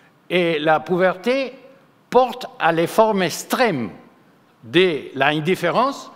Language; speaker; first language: French; non-native, fluent; Spanish